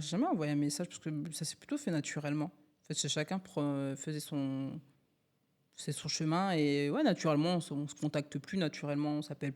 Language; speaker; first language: French; native; French